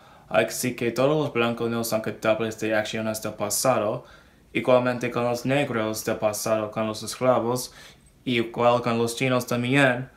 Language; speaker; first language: Spanish; non-native, learner; English